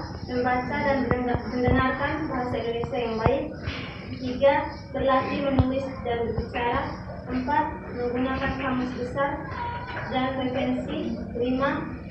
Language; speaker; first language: Indonesian; non-native, local second language; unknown